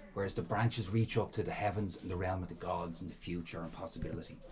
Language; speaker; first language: English; native; English